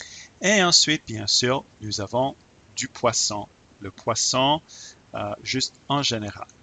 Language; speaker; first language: French; non-native, fluent; English